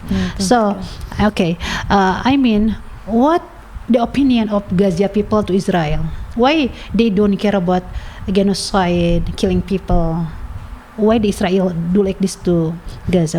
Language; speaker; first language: English; non-native, learner; Indonesian